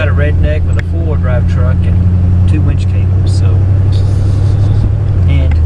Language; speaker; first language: English; native; English